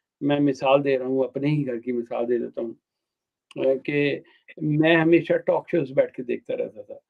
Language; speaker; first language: Urdu; non-native, local second language; Punjabi